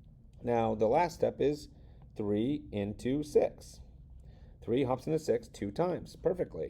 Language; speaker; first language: English; native; English